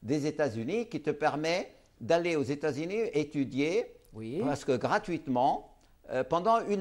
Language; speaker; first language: French; non-native, local second language; Arabic